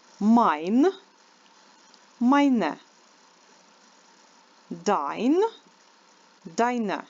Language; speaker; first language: German; non-native, learner; Ukrainian